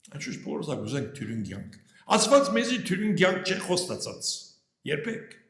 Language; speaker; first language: Armenian; early bilingual, heritage; Armenian